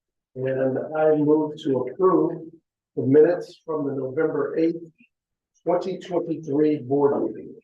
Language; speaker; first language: English; native; English